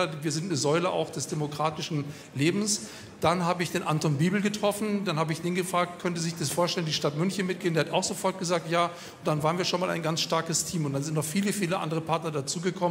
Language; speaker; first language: German; native; German